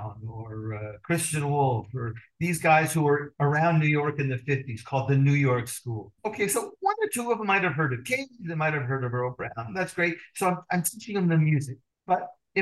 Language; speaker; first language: English; native; English